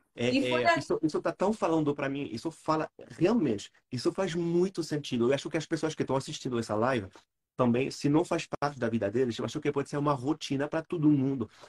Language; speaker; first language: Portuguese; non-native, fluent; French